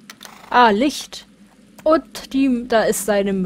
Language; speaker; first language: German; native; German